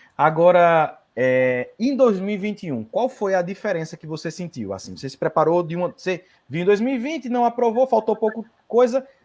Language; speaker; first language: Portuguese; native; Portuguese